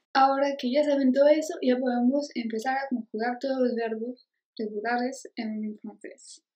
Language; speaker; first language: Spanish; non-native, fluent; French